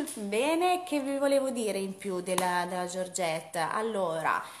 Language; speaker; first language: Italian; native; Italian